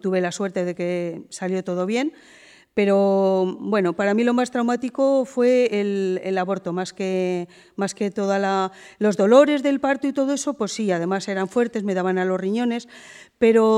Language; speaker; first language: Spanish; native; Spanish